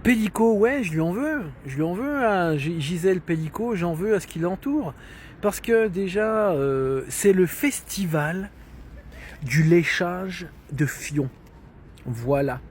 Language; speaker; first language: French; native; French